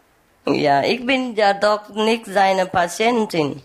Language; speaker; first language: German; non-native, learner; Vietnamese